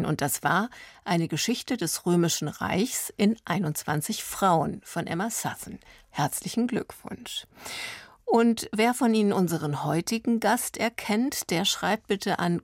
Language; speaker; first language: German; native; German